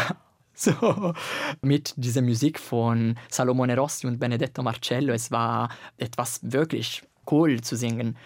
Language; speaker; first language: German; non-native, fluent; Italian